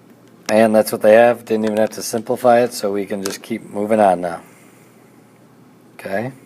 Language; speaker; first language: English; native; English